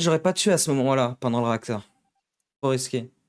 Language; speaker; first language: French; native; French